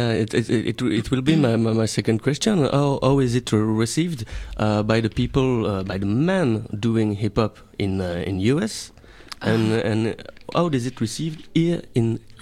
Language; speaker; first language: English; non-native, learner; French